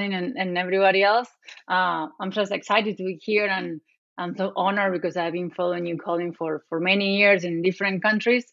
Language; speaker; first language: English; non-native, fluent; Spanish